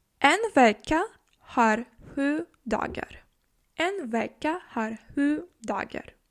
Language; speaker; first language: Swedish; non-native, fluent; Ukrainian